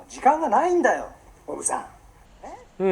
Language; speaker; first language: Japanese; native; Japanese